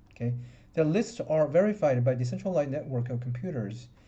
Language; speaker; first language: English; non-native, fluent; Chinese